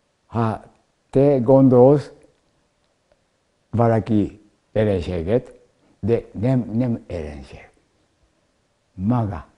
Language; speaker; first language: Hungarian; non-native, learner; Japanese